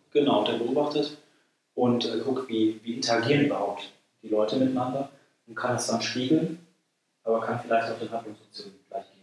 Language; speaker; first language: German; native; German